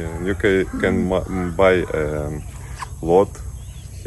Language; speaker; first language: English; non-native, learner; Russian